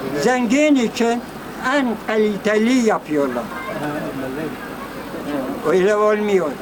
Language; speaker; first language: Turkish; non-native, local second language; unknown